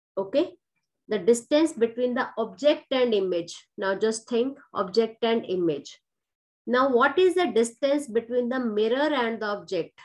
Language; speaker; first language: English; non-native, local second language; Hindi